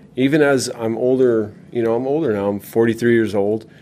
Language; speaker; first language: English; native; English